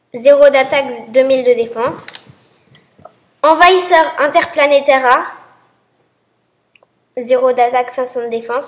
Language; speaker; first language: French; native; French